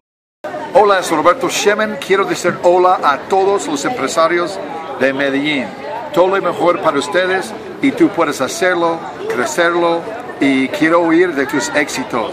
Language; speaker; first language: Spanish; non-native, learner; English